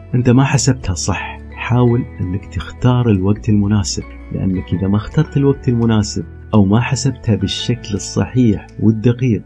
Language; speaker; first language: Arabic; native; Arabic